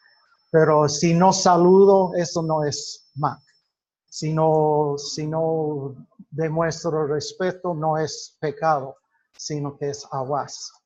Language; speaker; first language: Spanish; non-native, fluent; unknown